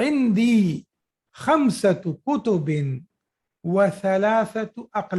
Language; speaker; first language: Arabic; non-native, fluent; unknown